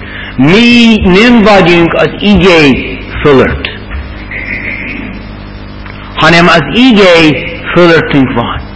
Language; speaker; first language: Hungarian; non-native, fluent; English